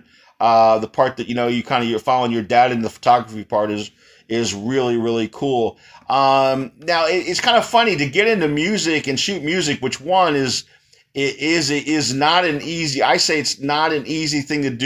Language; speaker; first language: English; native; English